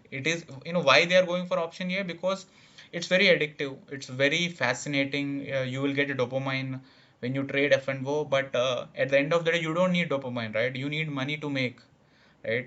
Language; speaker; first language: English; non-native, local second language; Telugu